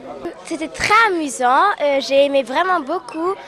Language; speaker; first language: French; early bilingual, other home language; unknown